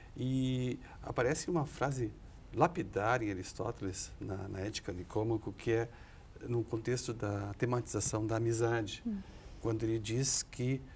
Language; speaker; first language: Portuguese; native; Portuguese